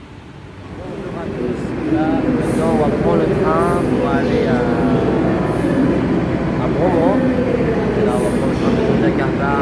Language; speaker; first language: French; non-native, fluent; Indonesian